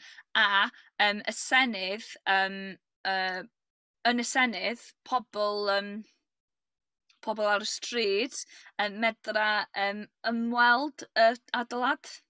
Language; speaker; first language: Welsh; non-native, learner; English